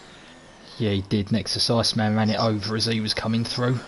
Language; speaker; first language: English; native; English